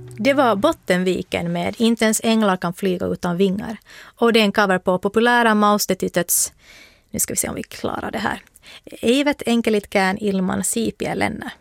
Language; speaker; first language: Swedish; native; Swedish